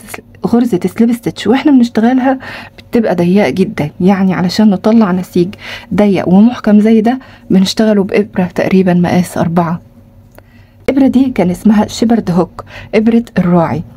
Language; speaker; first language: Arabic; native; Arabic